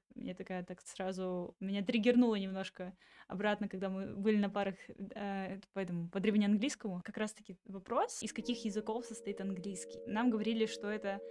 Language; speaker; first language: Russian; native; Russian